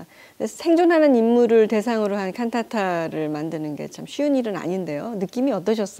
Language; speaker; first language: Korean; native; Korean